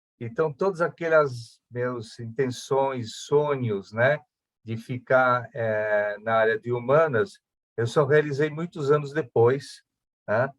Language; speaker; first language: Portuguese; early bilingual, other home language; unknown